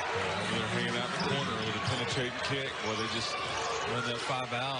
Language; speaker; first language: English; native; English